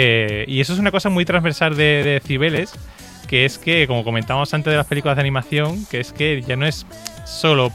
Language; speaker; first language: Spanish; native; Spanish